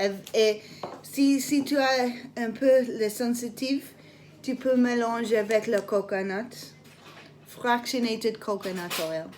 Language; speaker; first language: French; non-native, learner; English